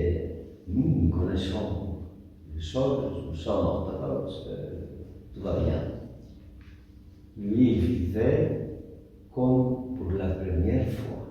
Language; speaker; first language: French; non-native, fluent; Greek